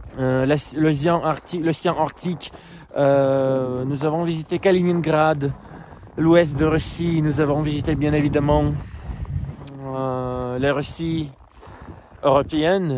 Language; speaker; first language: French; non-native, fluent; Russian